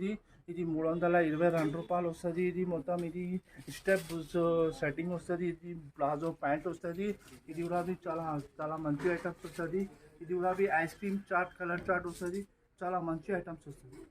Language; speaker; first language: Telugu; non-native, local second language; Hindi